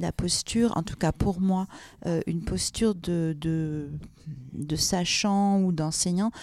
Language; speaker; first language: French; native; French